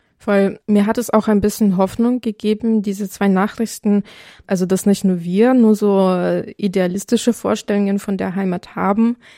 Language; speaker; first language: German; non-native, fluent; Ukrainian